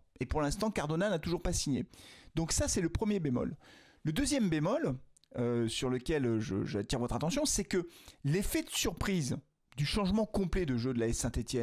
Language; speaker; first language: French; native; French